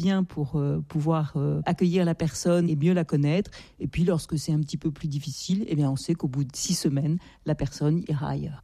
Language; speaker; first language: French; native; French